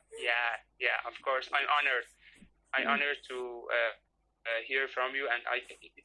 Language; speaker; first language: English; non-native, learner; Persian